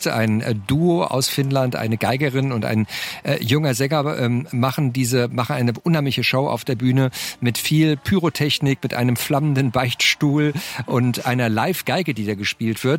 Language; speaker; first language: German; native; German